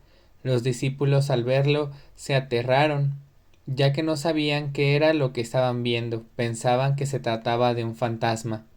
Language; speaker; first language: Spanish; native; Spanish